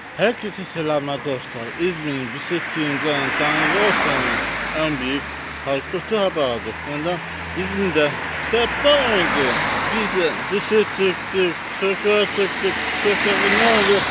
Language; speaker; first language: Turkish; non-native, learner; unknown